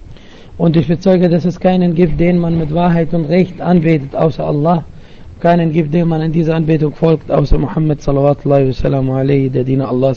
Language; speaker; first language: German; non-native, learner; Arabic